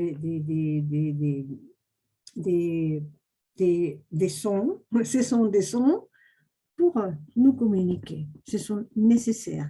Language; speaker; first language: French; non-native, fluent; Spanish